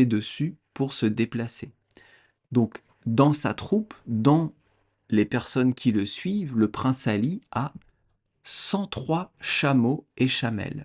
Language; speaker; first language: French; native; French